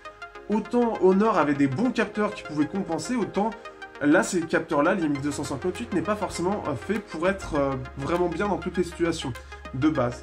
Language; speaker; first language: French; native; French